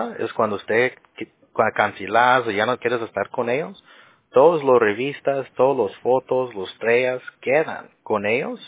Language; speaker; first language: Spanish; early bilingual, heritage; Spanish